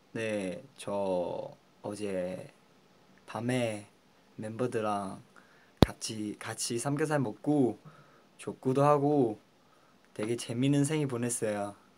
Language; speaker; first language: Korean; non-native, fluent; Chinese